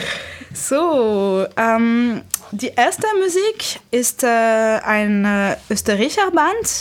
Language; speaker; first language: German; non-native, learner; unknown